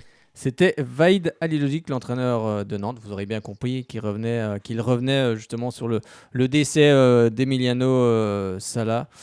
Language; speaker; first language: French; native; French